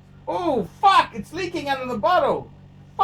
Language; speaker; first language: English; native; English